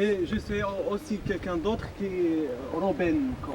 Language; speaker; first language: French; non-native, learner; Arabic